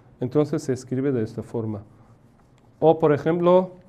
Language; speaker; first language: Spanish; non-native, fluent; Persian